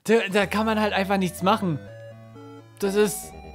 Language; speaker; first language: German; native; German